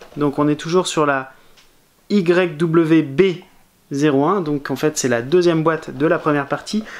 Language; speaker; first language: French; native; French